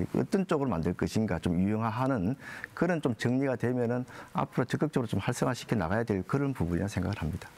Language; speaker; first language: Korean; native; Korean